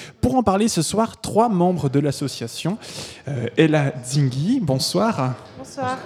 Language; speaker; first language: French; native; French